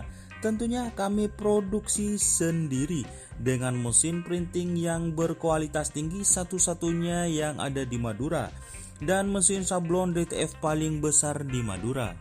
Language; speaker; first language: Indonesian; native; Indonesian